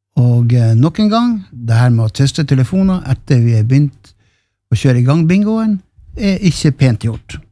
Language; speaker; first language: Norwegian; native; Norwegian